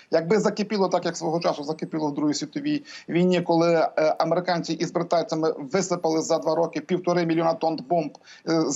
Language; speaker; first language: Ukrainian; native; Ukrainian